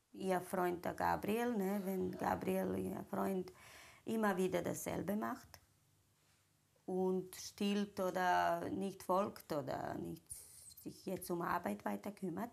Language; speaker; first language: German; non-native, learner; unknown